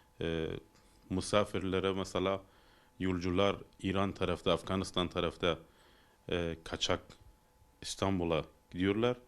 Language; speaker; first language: Turkish; non-native, learner; Persian